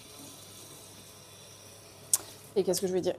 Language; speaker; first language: French; native; French